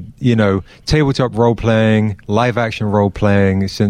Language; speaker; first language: English; native; English